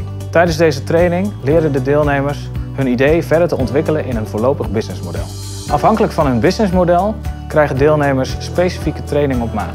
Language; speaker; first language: Dutch; native; Dutch